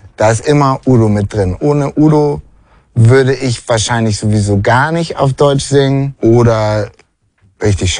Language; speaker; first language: German; native; German